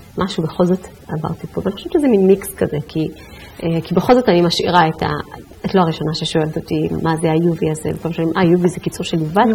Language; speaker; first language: Hebrew; early bilingual, other home language; Amharic